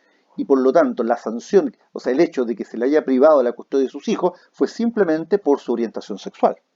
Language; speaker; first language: Spanish; native; Spanish